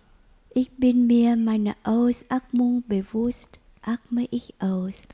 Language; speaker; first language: German; non-native, learner; Vietnamese